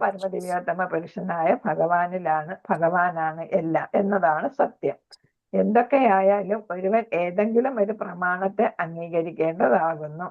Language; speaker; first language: Malayalam; native; Malayalam